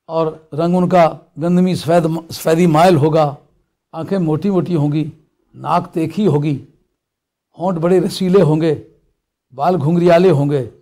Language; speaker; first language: Urdu; non-native, local second language; Punjabi